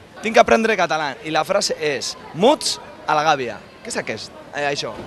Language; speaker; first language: Catalan; non-native, learner; Spanish